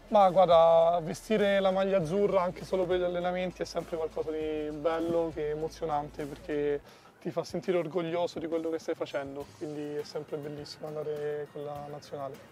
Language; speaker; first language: Italian; native; Italian